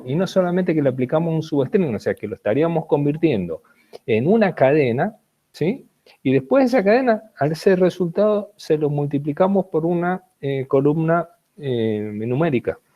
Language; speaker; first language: Spanish; native; Spanish